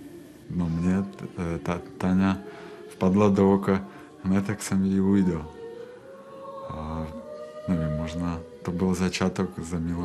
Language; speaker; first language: Czech; non-native, fluent; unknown